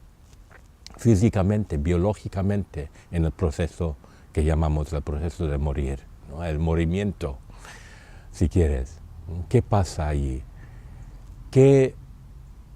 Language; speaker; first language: Spanish; non-native, fluent; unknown